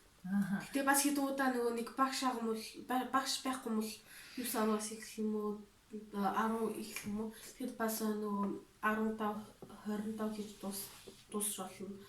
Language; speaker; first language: Mongolian; early bilingual, heritage; Mongolian